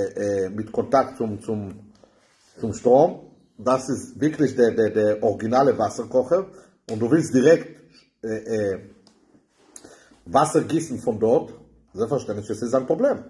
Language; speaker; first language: German; non-native, fluent; Hebrew